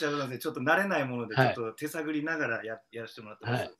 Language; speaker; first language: Japanese; native; Japanese